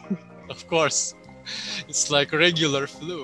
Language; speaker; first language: English; non-native, fluent; Russian